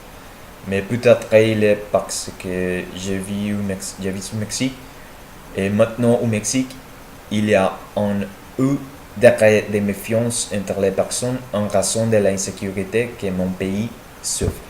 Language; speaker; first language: French; non-native, learner; Spanish